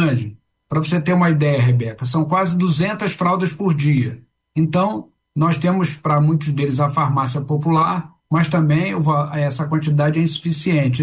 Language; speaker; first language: Portuguese; native; Portuguese